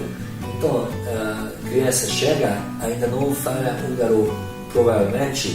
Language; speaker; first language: Portuguese; non-native, learner; Hungarian